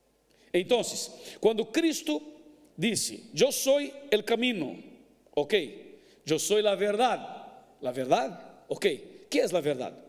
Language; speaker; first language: Spanish; non-native, fluent; Portuguese